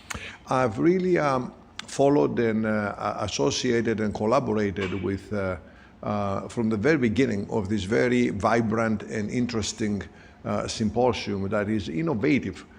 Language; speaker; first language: English; non-native, fluent; Greek